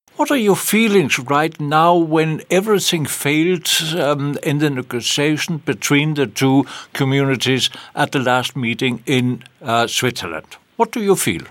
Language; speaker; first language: English; non-native, fluent; Danish